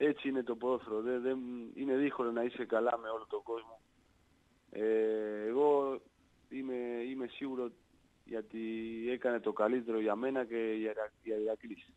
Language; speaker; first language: Greek; non-native, learner; Spanish